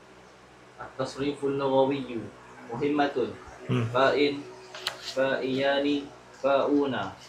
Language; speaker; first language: Arabic; non-native, learner; Malay